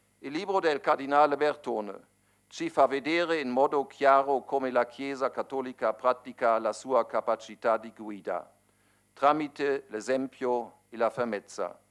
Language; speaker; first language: Italian; non-native, fluent; German